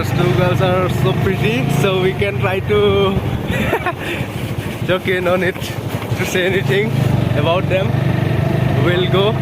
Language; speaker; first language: English; non-native, local second language; Hindi